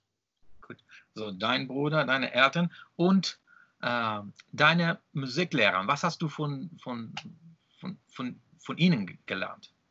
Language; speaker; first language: German; non-native, learner; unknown